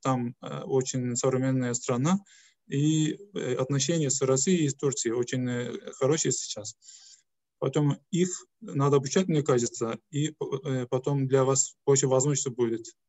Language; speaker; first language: Russian; non-native, fluent; Turkish